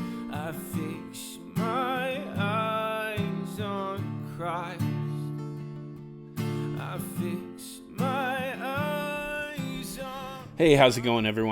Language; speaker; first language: English; native; English